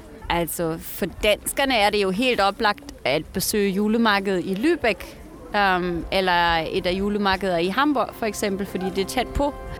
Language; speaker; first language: Danish; non-native, fluent; German